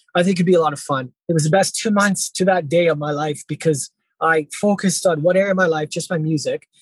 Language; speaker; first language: English; native; English